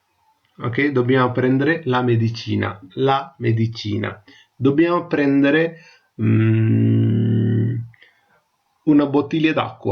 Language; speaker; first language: Italian; non-native, fluent; Tamil